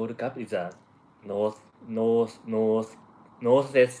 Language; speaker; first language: English; non-native, fluent; Japanese